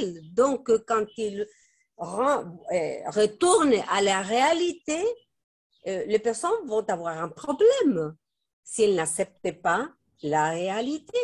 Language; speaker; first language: French; non-native, fluent; Spanish